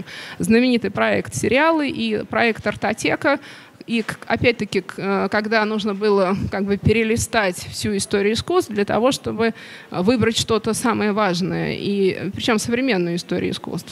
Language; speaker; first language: Russian; native; Russian